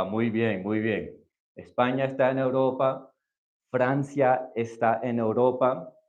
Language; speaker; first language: Spanish; non-native, fluent; English